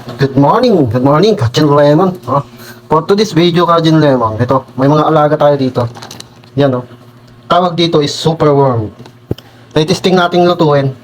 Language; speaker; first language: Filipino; non-native, local second language; Iloko